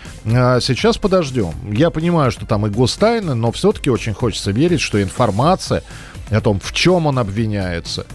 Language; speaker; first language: Russian; native; Russian